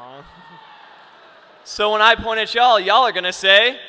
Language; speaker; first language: English; native; English